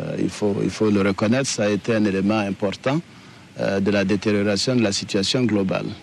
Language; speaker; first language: French; non-native, local second language; Dyula